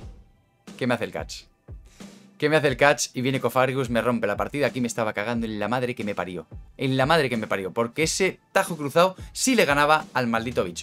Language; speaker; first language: Spanish; native; Spanish